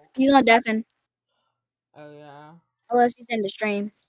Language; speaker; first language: English; native; English